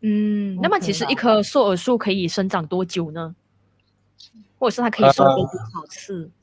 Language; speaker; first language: Chinese; native; Chinese